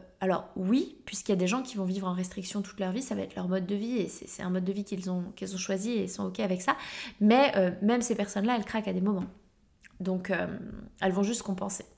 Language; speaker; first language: French; native; French